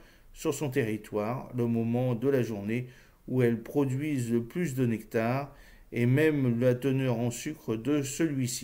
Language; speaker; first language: French; native; French